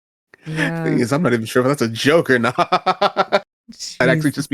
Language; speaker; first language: English; native; English